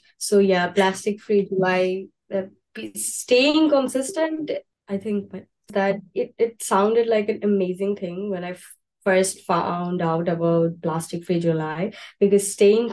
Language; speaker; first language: English; non-native, local second language; Bangla